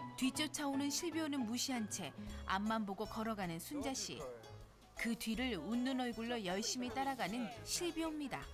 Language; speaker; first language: Korean; native; Korean